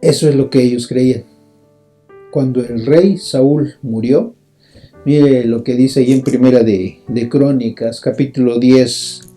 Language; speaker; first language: Spanish; native; Spanish